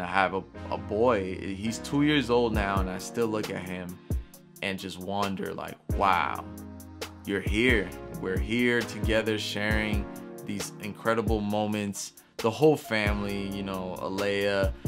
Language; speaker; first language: English; early bilingual, other home language; Spanish